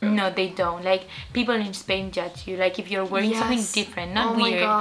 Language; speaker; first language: English; non-native, fluent; Spanish